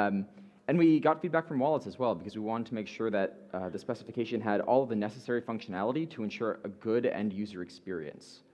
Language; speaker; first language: English; native; English